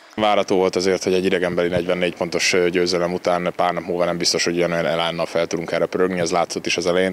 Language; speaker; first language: Hungarian; native; Hungarian